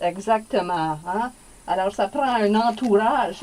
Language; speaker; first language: French; native; French